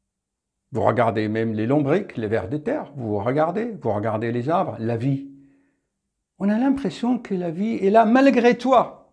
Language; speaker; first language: French; native; French